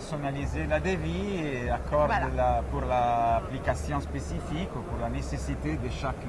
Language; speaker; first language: French; non-native, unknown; Italian